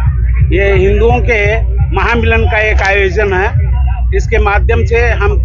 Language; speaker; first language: Hindi; non-native, local second language; Bangla